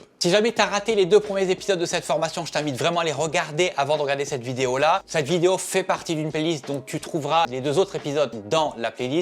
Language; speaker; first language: French; native; French